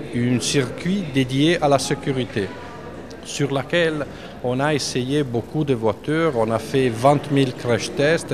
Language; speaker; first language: French; non-native, fluent; Italian